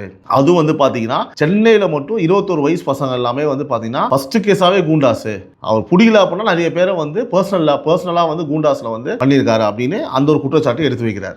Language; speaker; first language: Tamil; native; Tamil